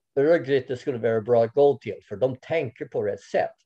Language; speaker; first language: Swedish; non-native, fluent; English